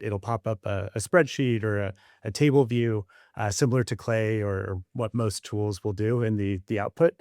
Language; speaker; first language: English; native; English